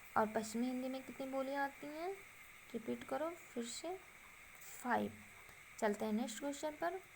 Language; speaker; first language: Hindi; native; Hindi